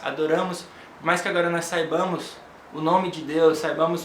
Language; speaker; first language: Portuguese; native; Portuguese